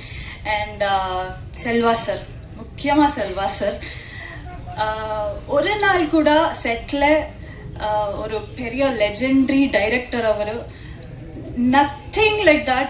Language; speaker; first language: Tamil; non-native, learner; Kannada